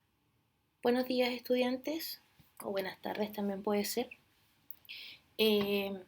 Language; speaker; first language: Spanish; native; Spanish